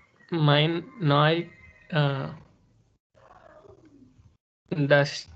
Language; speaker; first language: German; non-native, learner; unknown